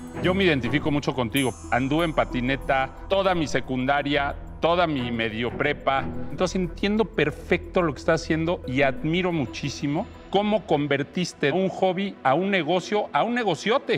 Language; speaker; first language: Spanish; native; Spanish